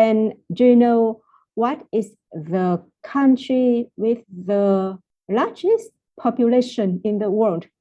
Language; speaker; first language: English; non-native, fluent; Vietnamese